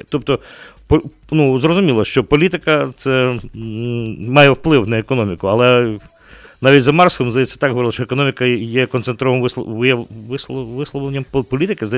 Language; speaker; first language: Ukrainian; native; Ukrainian